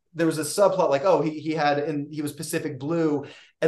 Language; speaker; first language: English; native; English